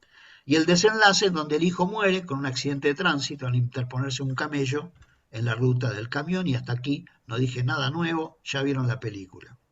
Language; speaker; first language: Spanish; native; Spanish